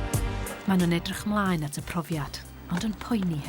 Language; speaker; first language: Welsh; native; Welsh